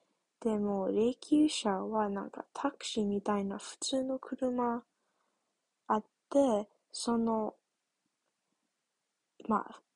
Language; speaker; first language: Japanese; early bilingual, heritage; English